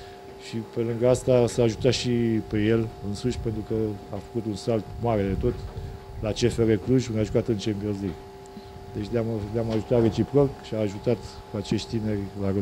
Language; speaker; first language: Romanian; native; Romanian